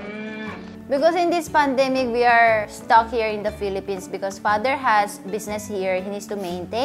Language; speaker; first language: English; non-native, fluent; Korean